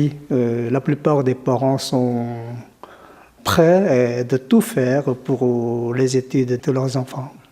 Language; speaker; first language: French; non-native, fluent; Korean